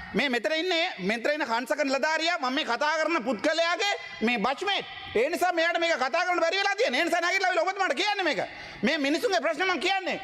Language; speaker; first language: Sinhala; non-native, local second language; Tamil